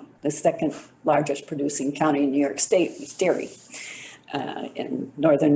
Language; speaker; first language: English; native; English